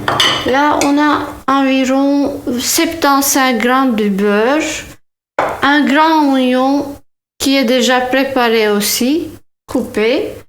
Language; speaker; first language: French; non-native, fluent; Turkish